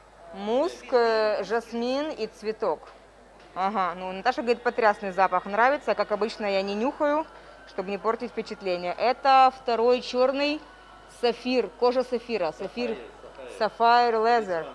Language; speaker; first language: Russian; native; Russian